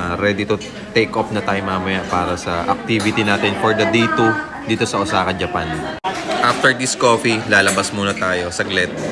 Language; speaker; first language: Filipino; native; Filipino